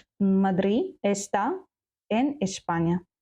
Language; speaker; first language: Spanish; non-native, learner; Ukrainian